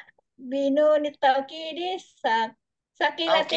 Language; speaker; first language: Arabic; non-native, learner; Indonesian